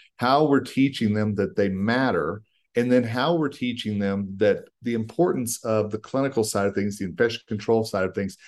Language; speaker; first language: English; native; English